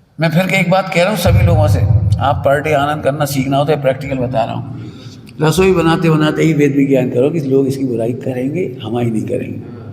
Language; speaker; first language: Hindi; native; Hindi